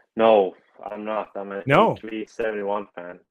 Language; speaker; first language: English; non-native, fluent; Swedish